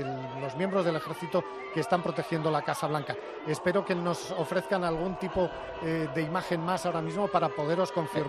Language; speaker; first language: Spanish; native; Spanish